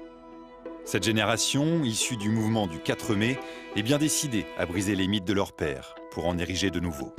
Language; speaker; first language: French; native; French